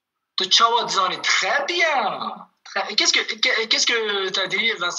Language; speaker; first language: French; non-native, fluent; Kurdish